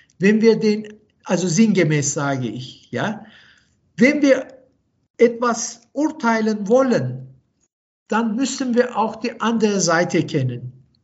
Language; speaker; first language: German; non-native, fluent; Turkish